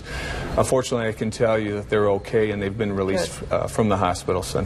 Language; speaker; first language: English; native; English